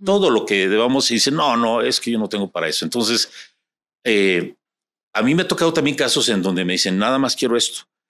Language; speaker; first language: Spanish; native; Spanish